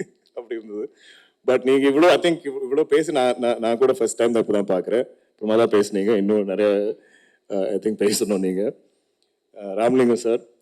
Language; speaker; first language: Tamil; non-native, local second language; Malayalam